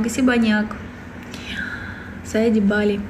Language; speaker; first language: Indonesian; non-native, learner; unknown